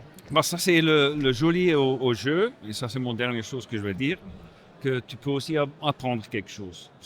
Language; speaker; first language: French; non-native, local second language; Dutch